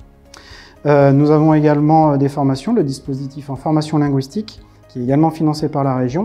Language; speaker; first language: French; native; French